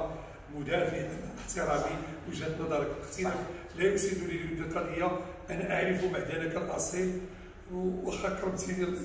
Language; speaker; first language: Arabic; native; Arabic